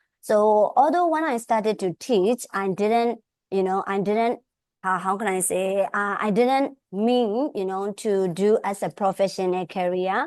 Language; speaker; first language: English; non-native, fluent; Burmese